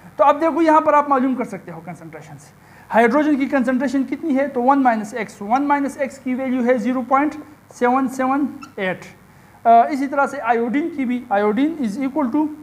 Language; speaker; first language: Urdu; non-native, local second language; Pashto